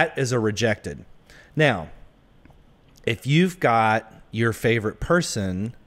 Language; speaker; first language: English; native; English